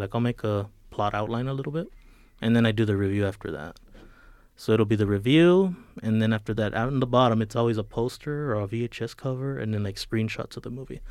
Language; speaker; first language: English; early bilingual, other home language; Spanish